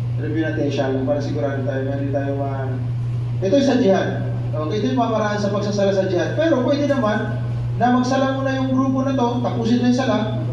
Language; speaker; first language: Filipino; non-native, local second language; Cebuano